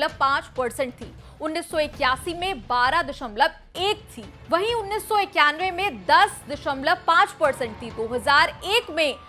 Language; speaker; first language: Hindi; native; Hindi